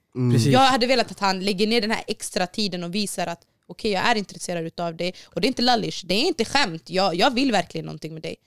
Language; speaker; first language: Swedish; early bilingual, other home language; Baluchi